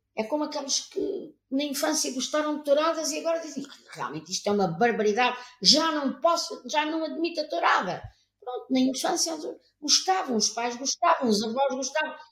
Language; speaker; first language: Portuguese; native; Portuguese